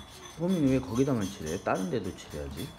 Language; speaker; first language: Korean; native; Korean